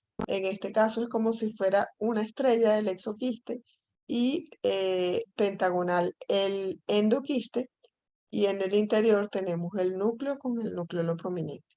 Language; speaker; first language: Spanish; native; Spanish